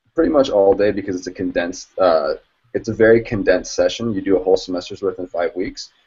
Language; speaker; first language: English; native; English